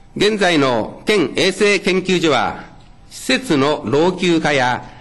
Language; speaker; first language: Japanese; native; Japanese